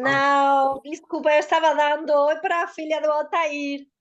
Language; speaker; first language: Portuguese; non-native, fluent; Spanish